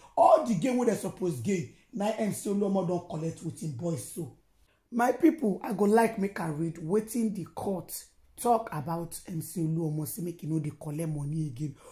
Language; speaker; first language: Nigerian Pidgin; non-native, local second language; Yoruba